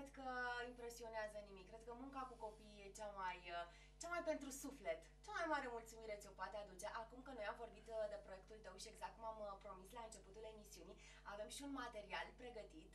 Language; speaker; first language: Romanian; native; Romanian